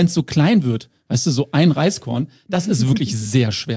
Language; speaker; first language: German; native; German